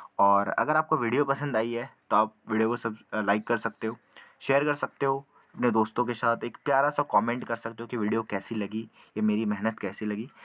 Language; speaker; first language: Hindi; native; Hindi